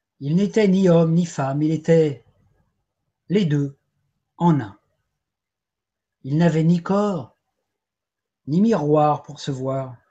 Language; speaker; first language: French; native; French